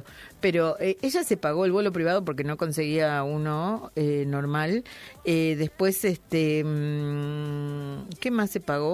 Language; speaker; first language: Spanish; native; Spanish